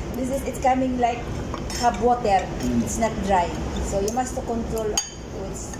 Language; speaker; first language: English; non-native, local second language; Filipino